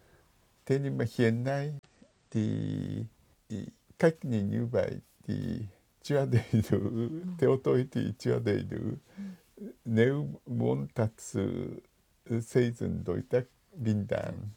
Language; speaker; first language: Vietnamese; non-native, fluent; Japanese